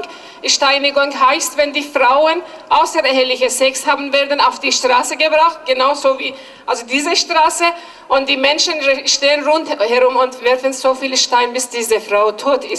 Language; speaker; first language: German; non-native, fluent; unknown